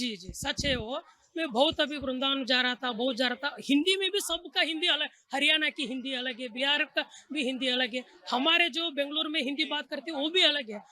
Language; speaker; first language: Hindi; non-native, local second language; Kannada